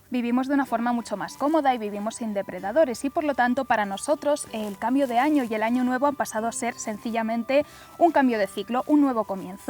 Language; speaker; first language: Spanish; native; Spanish